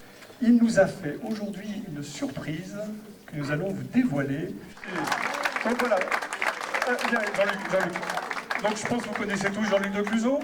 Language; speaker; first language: French; native; French